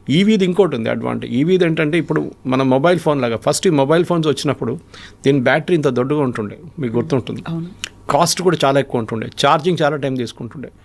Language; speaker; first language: Telugu; non-native, local second language; Malayalam